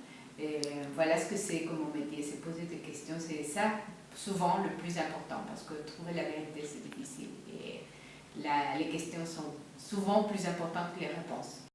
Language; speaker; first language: French; non-native, fluent; Spanish